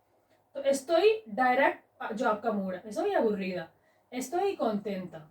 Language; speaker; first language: Spanish; non-native, learner; Urdu